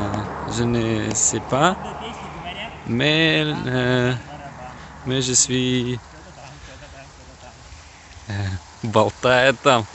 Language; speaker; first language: French; non-native, learner; Russian